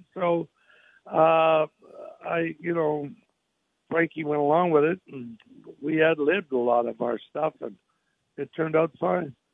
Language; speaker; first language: English; native; English